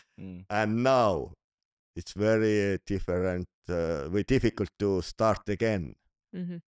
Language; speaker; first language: English; non-native, learner; Estonian